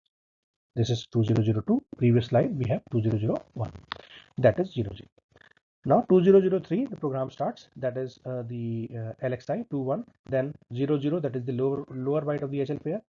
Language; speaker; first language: English; non-native, local second language; Hindi